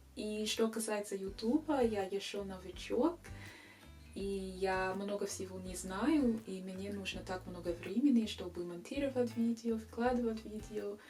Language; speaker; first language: Russian; non-native, fluent; English